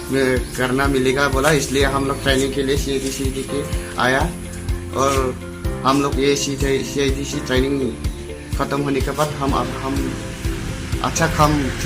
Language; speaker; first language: Hindi; non-native, local second language; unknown